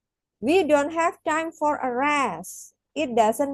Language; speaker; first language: English; non-native, fluent; Indonesian